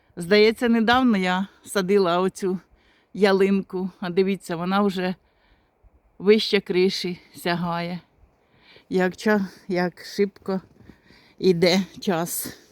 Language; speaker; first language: Ukrainian; native; Ukrainian